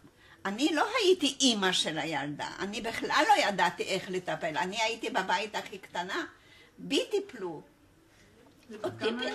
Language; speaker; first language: Hebrew; non-native, fluent; Polish